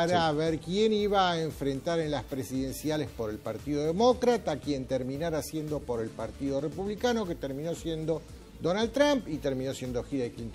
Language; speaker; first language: Spanish; native; Spanish